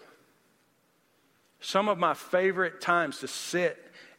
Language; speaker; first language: English; native; English